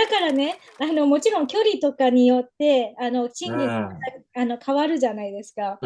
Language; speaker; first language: Japanese; native; Japanese